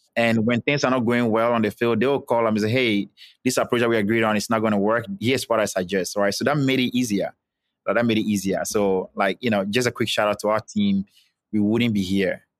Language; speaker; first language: English; non-native, local second language; Ewe